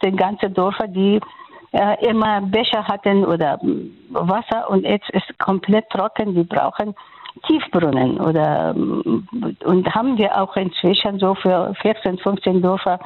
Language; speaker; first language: German; non-native, fluent; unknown